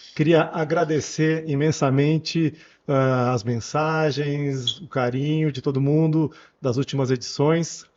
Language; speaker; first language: Portuguese; native; Portuguese